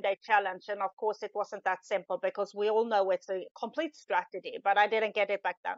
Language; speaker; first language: English; non-native, fluent; Swedish